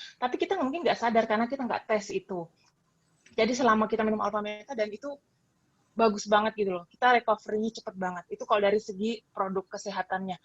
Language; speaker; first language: Indonesian; native; Indonesian